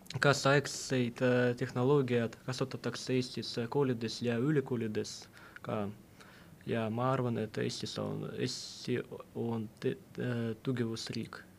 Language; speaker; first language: Estonian; non-native, local second language; Russian